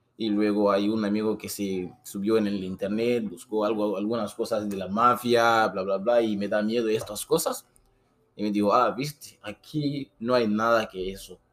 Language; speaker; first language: Spanish; non-native, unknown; Susu